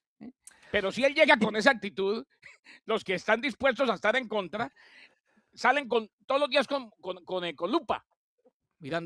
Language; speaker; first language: Spanish; native; Spanish